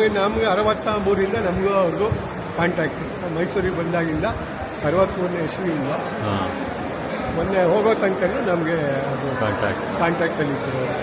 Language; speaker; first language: Kannada; native; Kannada